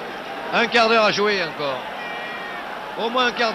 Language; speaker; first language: French; native; French